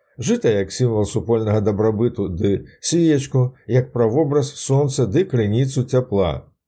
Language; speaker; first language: Belarusian; native; Belarusian